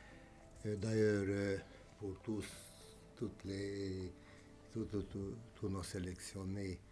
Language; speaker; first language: French; non-native, fluent; Romanian